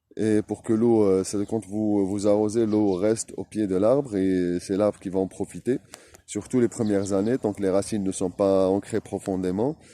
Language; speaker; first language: French; non-native, local second language; Arabic